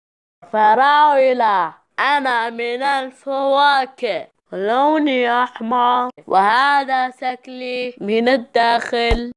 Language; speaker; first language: Arabic; non-native, learner; Malayalam